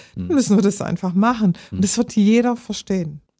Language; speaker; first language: German; native; German